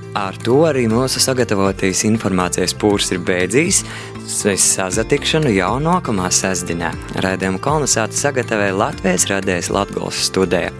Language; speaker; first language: Latvian; native; Latvian